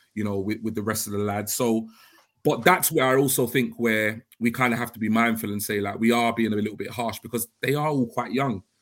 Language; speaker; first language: English; native; English